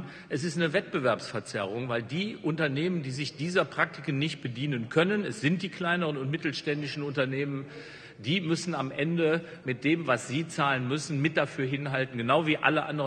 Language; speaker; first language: German; native; German